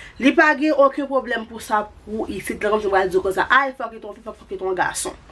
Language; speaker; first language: French; non-native, local second language; Haitian Creole